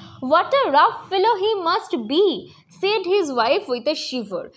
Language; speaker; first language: English; non-native, local second language; Bangla